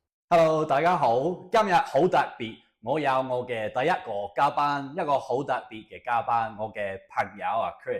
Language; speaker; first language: Cantonese; non-native, fluent; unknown